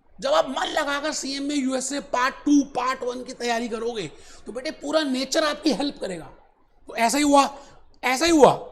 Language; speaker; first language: Hindi; native; Hindi